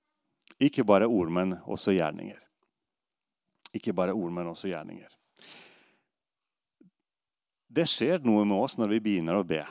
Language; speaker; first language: Swedish; non-native, fluent; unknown